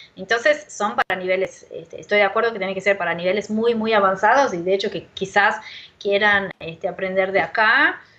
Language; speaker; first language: Spanish; non-native, fluent; Portuguese